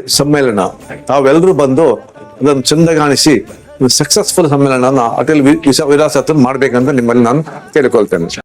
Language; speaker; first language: Kannada; non-native, local second language; Konkani